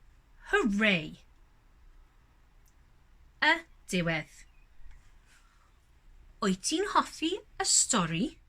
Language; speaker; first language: Welsh; non-native, local second language; English